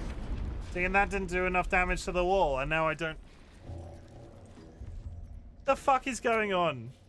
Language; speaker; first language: English; native; English